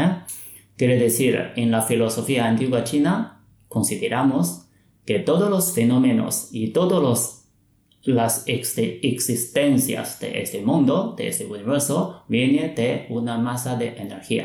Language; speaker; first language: Spanish; non-native, fluent; Chinese